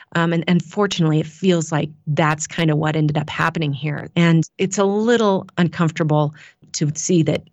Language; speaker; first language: English; native; English